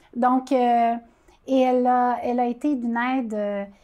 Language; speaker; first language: French; native; French